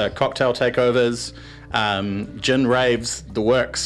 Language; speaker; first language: English; native; English